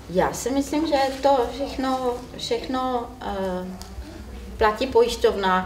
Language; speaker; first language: Czech; non-native, learner; German